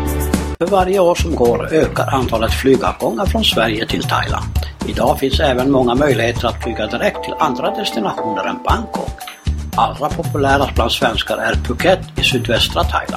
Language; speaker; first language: Swedish; native; Swedish